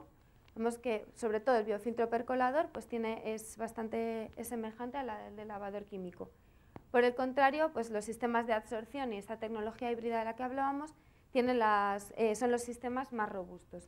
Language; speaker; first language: Spanish; native; Spanish